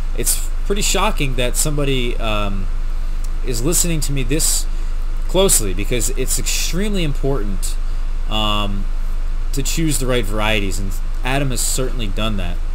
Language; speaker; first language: English; native; English